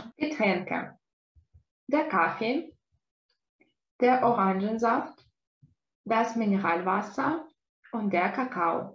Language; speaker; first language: German; non-native, fluent; Russian